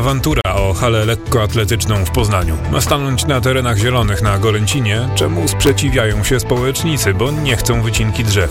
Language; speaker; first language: Polish; native; Polish